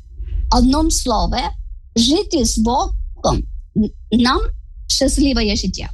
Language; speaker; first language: Ukrainian; non-native, learner; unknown